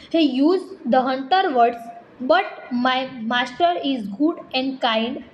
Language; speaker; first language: English; non-native, local second language; Gujarati